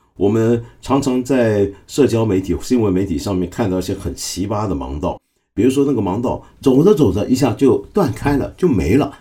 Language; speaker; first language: Chinese; non-native, local second language; Cantonese